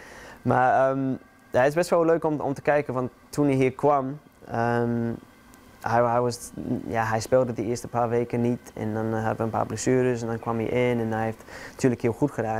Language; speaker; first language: Dutch; non-native, fluent; English